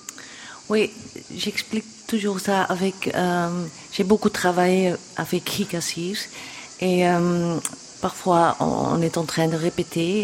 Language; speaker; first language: French; non-native, local second language; Dutch